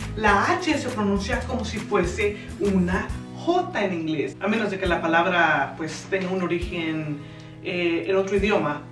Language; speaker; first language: Spanish; native; Spanish